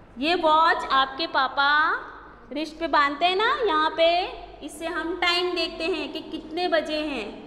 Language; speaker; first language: Hindi; non-native, local second language; Gujarati